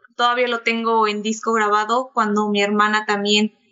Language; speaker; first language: Spanish; native; Spanish